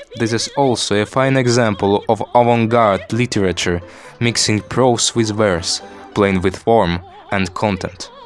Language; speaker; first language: English; non-native, fluent; Ukrainian